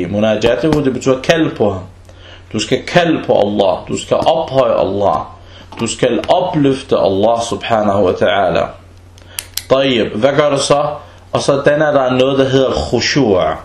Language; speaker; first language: Danish; early bilingual, other home language; Arabic